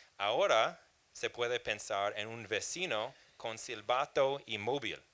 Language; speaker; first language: Spanish; non-native, fluent; English